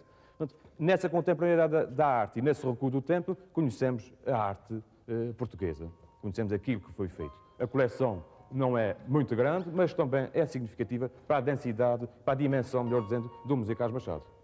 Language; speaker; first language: Portuguese; native; Portuguese